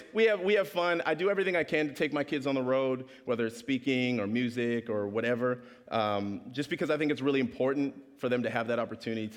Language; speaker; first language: English; native; English